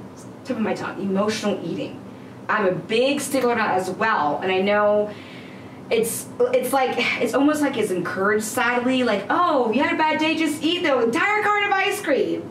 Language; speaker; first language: English; native; English